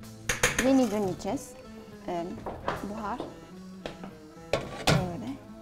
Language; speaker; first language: Turkish; non-native, learner; Arabic